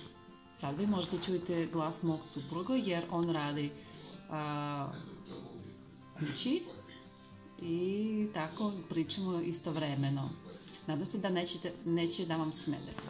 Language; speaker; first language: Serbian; non-native, learner; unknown